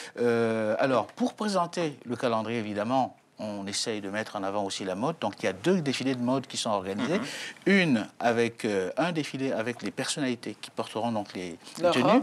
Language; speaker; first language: French; native; French